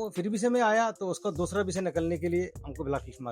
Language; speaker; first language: Hindi; non-native, fluent; Bangla